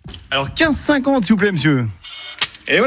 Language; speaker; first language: French; native; French